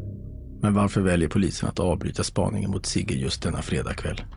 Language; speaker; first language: Swedish; native; Swedish